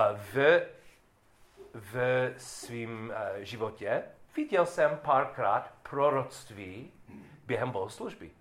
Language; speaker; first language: Czech; non-native, learner; English